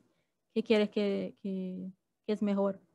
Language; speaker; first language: Spanish; non-native, fluent; Portuguese